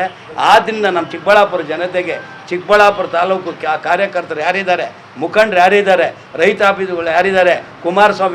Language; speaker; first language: Kannada; native; Kannada